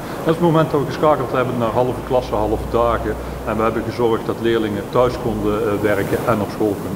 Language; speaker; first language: Dutch; native; Dutch